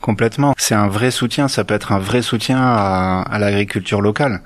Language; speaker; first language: French; native; French